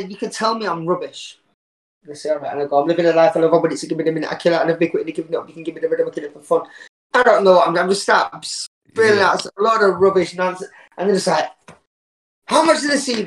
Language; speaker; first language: English; native; English